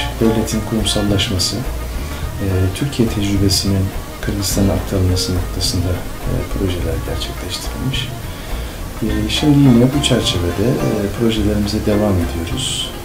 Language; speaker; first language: Turkish; native; Turkish